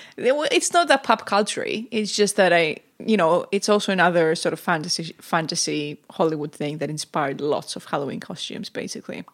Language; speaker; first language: English; non-native, fluent; Greek